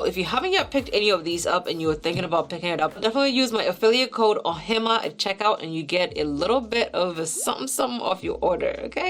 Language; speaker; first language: English; native; English